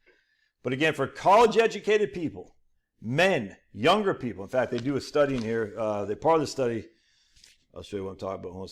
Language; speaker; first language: English; native; English